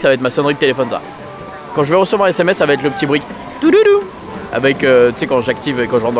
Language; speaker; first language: French; native; French